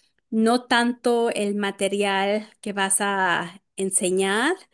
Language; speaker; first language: Spanish; early bilingual, heritage; Spanish